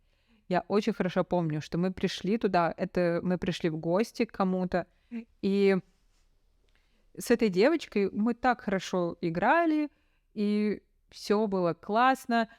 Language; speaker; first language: Russian; native; Russian